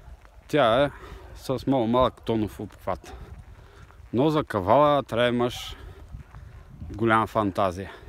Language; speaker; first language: Bulgarian; native; Bulgarian